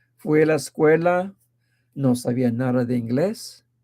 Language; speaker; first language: Spanish; early bilingual, heritage; Spanish